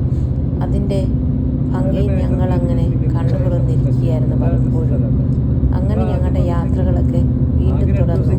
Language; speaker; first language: Malayalam; native; Malayalam